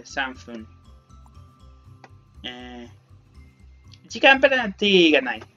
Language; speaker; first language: Japanese; non-native, learner; Spanish